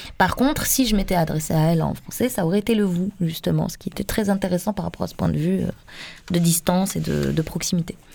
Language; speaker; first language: French; non-native, local second language; Arabic